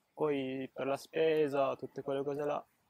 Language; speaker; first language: Italian; early bilingual, other home language; Filipino